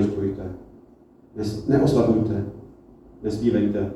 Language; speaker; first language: Czech; non-native, fluent; English